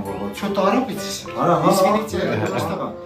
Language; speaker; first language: Russian; non-native, fluent; Armenian